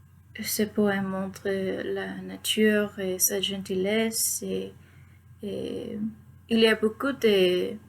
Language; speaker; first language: French; non-native, fluent; Spanish